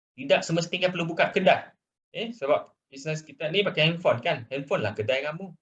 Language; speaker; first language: Malay; non-native, local second language; Chinese